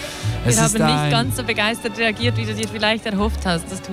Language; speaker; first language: German; native; German